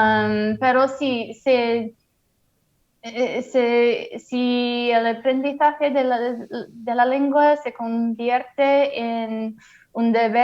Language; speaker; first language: Spanish; non-native, fluent; English